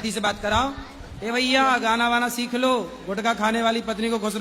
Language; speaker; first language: Hindi; native; Hindi